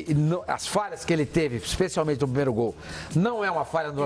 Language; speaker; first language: Portuguese; native; Portuguese